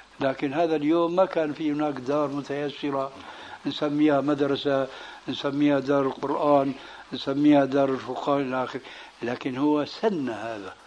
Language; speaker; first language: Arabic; early bilingual, other home language; Albanian